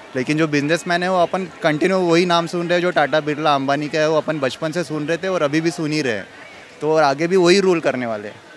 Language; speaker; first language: Hindi; non-native, local second language; Marathi